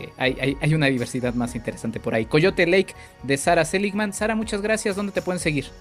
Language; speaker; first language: Spanish; native; Spanish